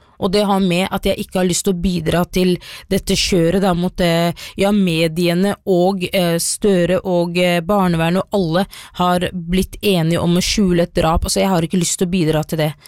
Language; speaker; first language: Norwegian; early bilingual, other home language; Somali